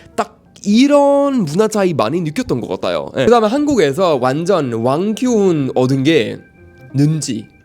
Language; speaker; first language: Korean; non-native, fluent; English